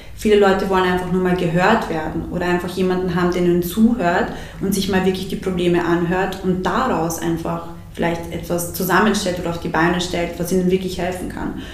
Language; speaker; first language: German; early bilingual, other home language; Bosnian